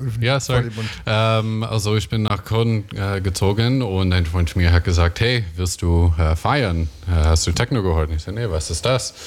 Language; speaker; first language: German; non-native, learner; English